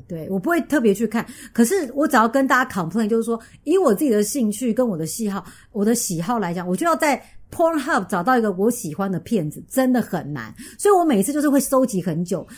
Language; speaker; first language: Chinese; native; Chinese